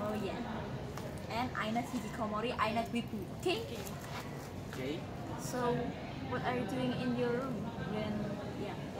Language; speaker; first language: English; non-native, learner; Indonesian